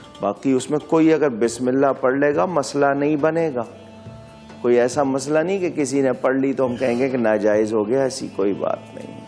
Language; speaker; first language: Urdu; native; Urdu